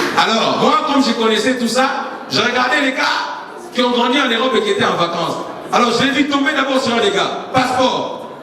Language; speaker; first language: French; non-native, local second language; Lingala